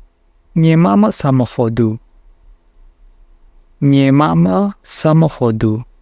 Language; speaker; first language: Polish; non-native, fluent; Indonesian